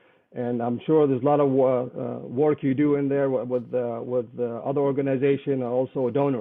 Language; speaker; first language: English; non-native, fluent; Arabic